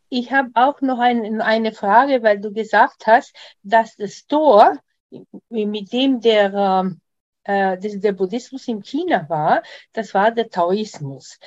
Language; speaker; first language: German; non-native, fluent; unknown